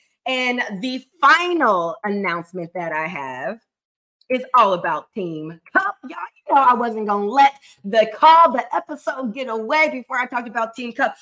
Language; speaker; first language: English; native; English